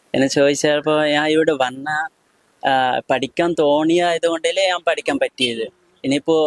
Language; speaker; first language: Malayalam; non-native, local second language; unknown